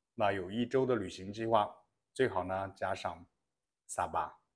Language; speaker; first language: Chinese; native; Chinese